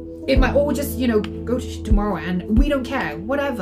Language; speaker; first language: English; non-native, local second language; Cantonese